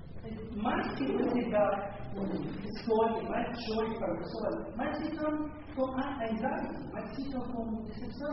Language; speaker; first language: Portuguese; non-native, learner; Spanish